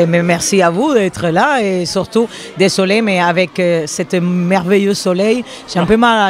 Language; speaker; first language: French; non-native, fluent; Spanish